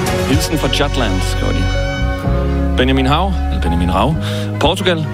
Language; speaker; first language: Danish; native; Danish